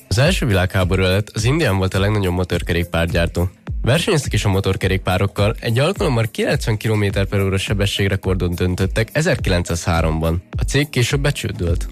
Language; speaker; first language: Hungarian; native; Hungarian